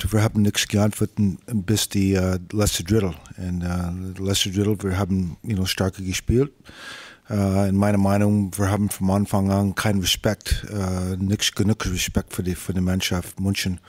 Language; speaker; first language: German; non-native, learner; English